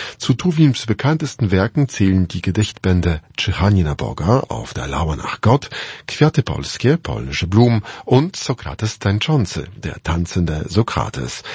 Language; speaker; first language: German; non-native, fluent; Polish